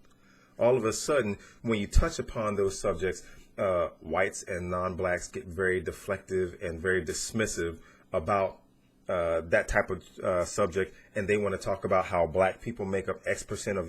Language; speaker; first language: English; native; English